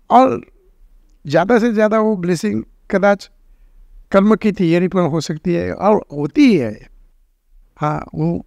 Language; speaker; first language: Hindi; non-native, local second language; Gujarati